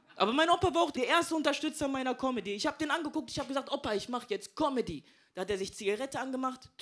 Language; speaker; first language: German; native; German